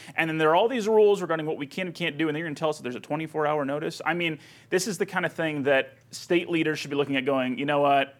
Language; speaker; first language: English; native; English